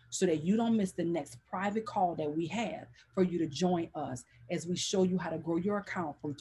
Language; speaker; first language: English; native; English